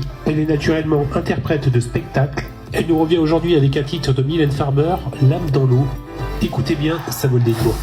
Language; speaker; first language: French; native; French